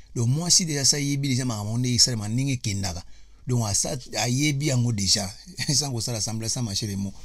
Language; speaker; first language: French; non-native, local second language; Lingala